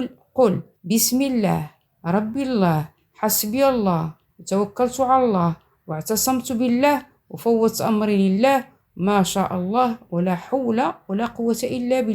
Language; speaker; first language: Arabic; native; Arabic